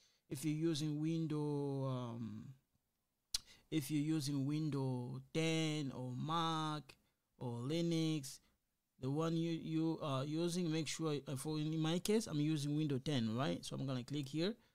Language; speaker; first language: English; non-native, fluent; Lingala